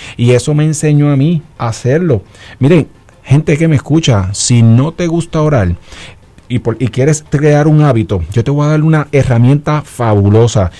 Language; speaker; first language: Spanish; native; Spanish